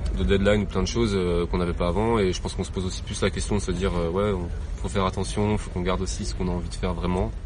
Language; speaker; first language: French; native; French